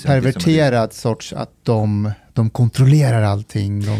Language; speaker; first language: Swedish; early bilingual, other home language; Persian